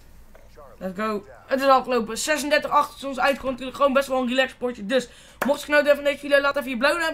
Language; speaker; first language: Dutch; native; Dutch